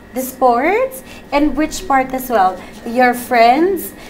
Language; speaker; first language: English; non-native, local second language; Filipino